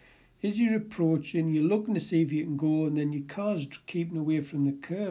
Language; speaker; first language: English; native; English